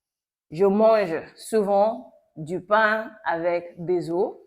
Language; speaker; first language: French; non-native, local second language; Yoruba